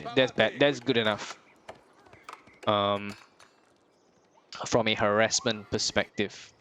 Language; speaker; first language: English; native; English